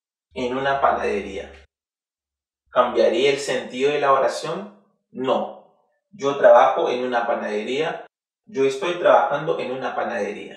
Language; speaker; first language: Spanish; non-native, fluent; Haitian Creole